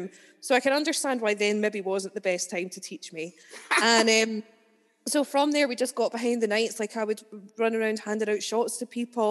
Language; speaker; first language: English; native; English